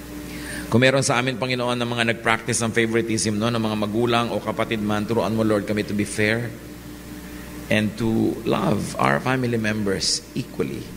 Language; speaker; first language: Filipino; native; Filipino